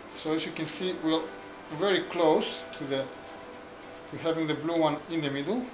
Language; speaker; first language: English; non-native, fluent; Greek